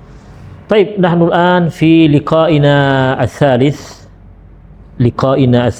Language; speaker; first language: Arabic; non-native, fluent; Indonesian